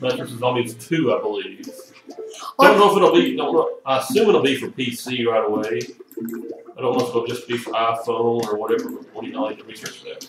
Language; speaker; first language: English; native; English